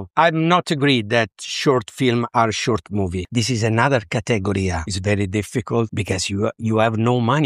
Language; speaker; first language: English; non-native, learner; Italian